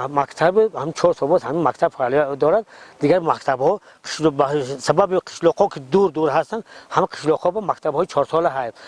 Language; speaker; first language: Tajik; native; Tajik